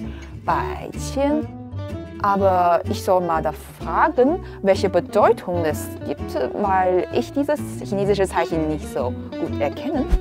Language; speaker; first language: German; non-native, fluent; Chinese